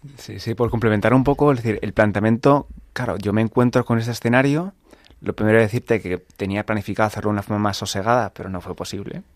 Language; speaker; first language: Spanish; native; Spanish